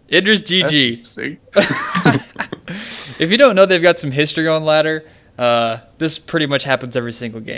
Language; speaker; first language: English; native; English